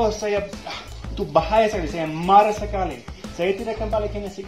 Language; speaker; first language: Indonesian; non-native, learner; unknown